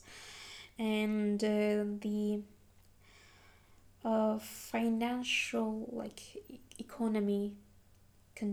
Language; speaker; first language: English; non-native, fluent; Adyghe